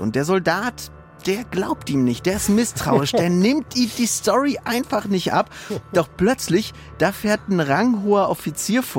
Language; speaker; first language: German; native; German